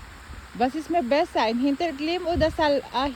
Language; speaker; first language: German; non-native, learner; Filipino